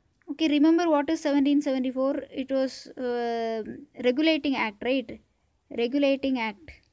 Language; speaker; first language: English; non-native, local second language; Tamil